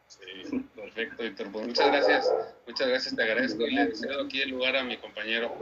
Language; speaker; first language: Spanish; native; Spanish